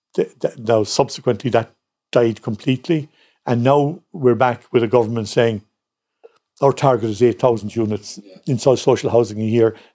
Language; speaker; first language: English; native; English